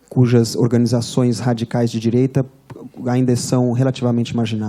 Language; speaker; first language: Portuguese; native; Portuguese